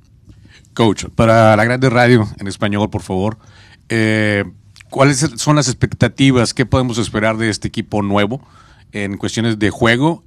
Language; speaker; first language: Spanish; native; Spanish